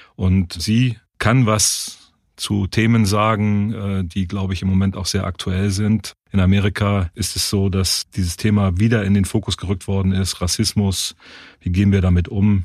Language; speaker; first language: German; native; German